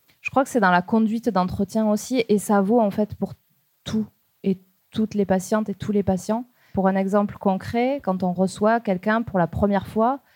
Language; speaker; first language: French; native; French